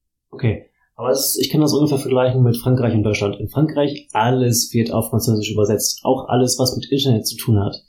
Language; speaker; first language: German; native; German